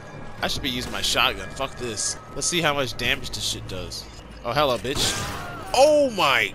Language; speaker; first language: English; native; English